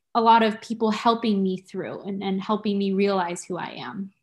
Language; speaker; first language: English; native; English